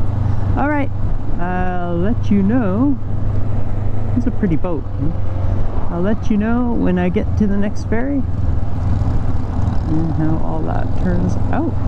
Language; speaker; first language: English; native; English